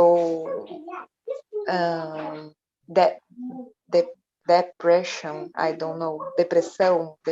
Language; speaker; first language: English; non-native, learner; Portuguese